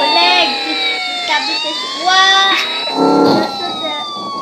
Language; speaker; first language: French; native; French